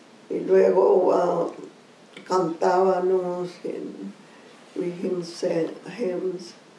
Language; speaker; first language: Spanish; early bilingual, heritage; Spanish